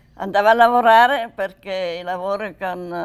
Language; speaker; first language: Italian; early bilingual, heritage; Italian